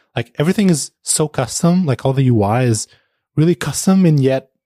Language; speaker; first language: English; non-native, fluent; Portuguese